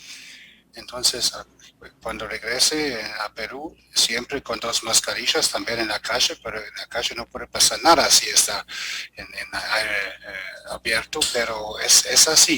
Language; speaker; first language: Spanish; non-native, fluent; German